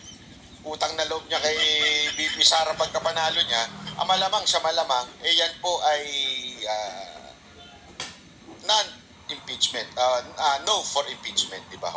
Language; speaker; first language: Filipino; non-native, local second language; Cebuano